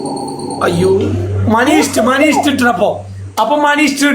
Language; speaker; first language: Malayalam; native; Malayalam